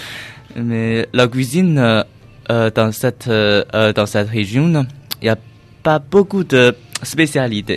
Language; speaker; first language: French; non-native, learner; Chinese